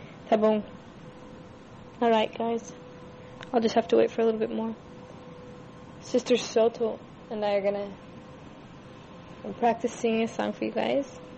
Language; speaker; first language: English; native; English